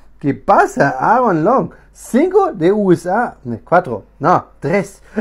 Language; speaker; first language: Spanish; non-native, learner; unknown